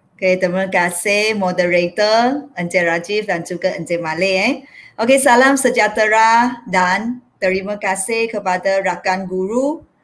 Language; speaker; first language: Malay; non-native, local second language; Chinese